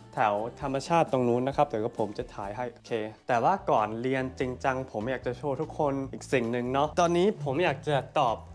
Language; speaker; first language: Thai; early bilingual, other home language; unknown